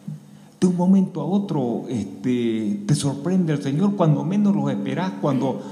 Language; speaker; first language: Spanish; native; Spanish